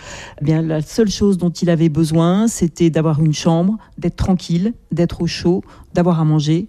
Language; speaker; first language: French; native; French